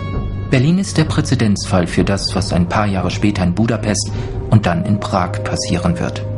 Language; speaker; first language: German; native; German